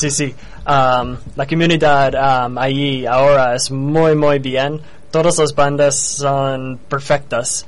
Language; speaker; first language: Spanish; non-native, learner; English